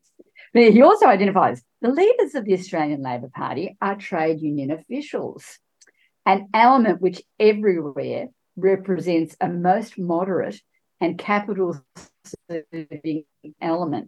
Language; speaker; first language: English; native; English